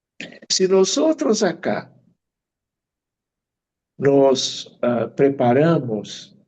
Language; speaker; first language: Spanish; non-native, fluent; Portuguese